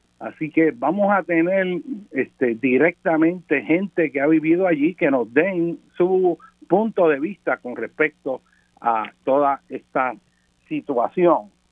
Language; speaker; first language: Spanish; native; Spanish